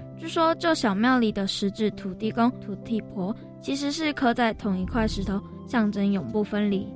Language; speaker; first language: Chinese; native; Chinese